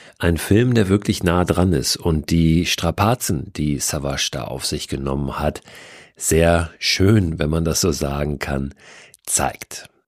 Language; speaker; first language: German; native; German